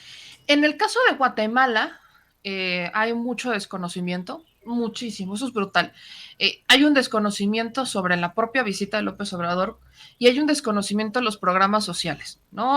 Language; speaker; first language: Spanish; native; Spanish